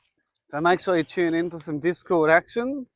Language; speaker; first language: English; native; English